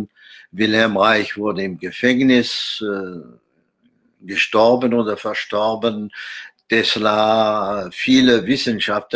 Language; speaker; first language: German; non-native, fluent; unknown